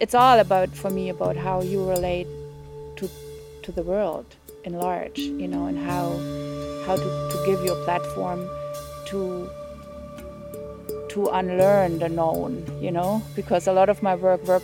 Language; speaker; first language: English; non-native, fluent; German